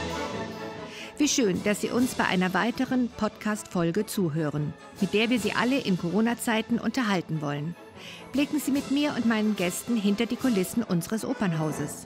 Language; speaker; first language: German; native; German